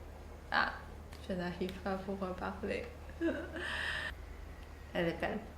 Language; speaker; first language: French; non-native, learner; Chinese